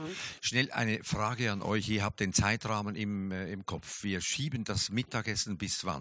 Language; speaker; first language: German; native; German